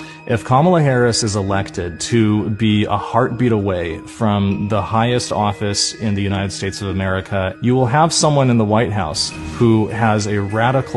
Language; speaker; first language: English; native; English